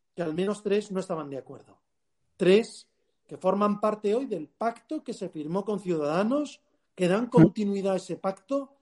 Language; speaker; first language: Spanish; native; Spanish